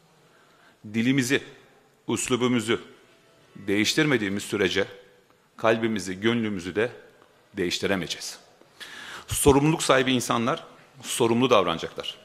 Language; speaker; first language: Turkish; native; Turkish